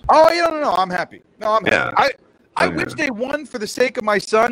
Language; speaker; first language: English; native; English